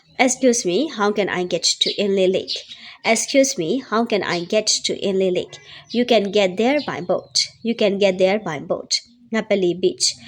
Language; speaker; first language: English; non-native, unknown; Burmese